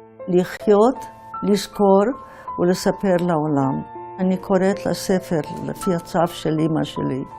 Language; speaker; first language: Hebrew; non-native, fluent; Yiddish